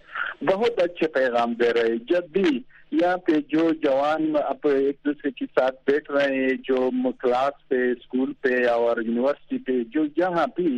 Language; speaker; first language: Hindi; non-native, fluent; Pashto